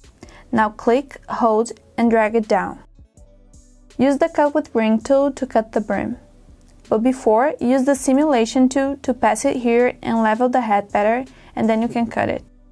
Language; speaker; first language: English; non-native, fluent; Portuguese